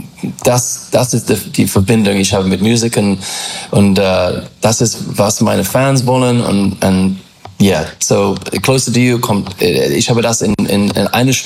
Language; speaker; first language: German; non-native, learner; English